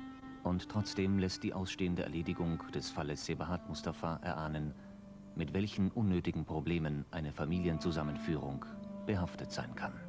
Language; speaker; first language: German; native; German